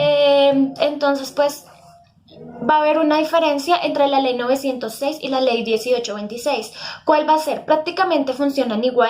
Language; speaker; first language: Spanish; native; Spanish